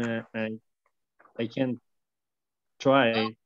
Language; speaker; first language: English; non-native, learner; Spanish